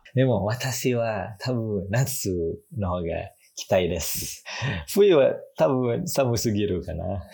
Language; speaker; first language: Japanese; non-native, learner; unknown